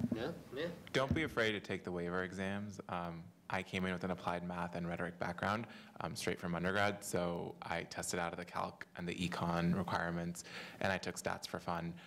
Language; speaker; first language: English; native; English